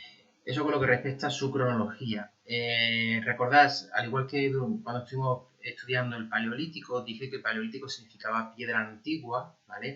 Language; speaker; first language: Spanish; native; Spanish